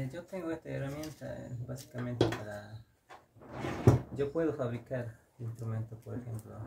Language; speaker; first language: Spanish; non-native, local second language; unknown